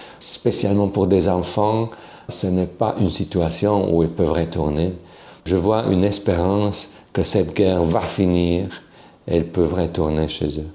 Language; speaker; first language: French; non-native, fluent; Slovak